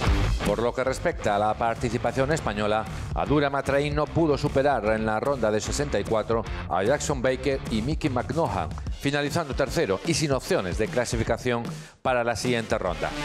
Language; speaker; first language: Spanish; native; Spanish